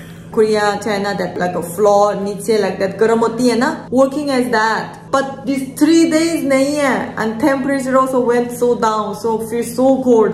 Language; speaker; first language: English; non-native, learner; Korean